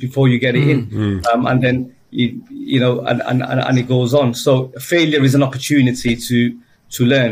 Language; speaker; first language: English; native; English